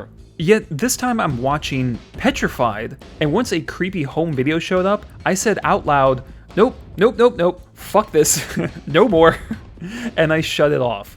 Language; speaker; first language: English; native; English